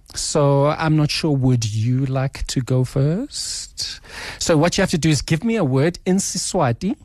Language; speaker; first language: English; non-native, local second language; Swati